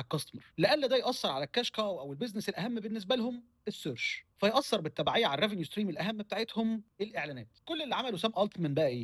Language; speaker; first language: Arabic; native; Arabic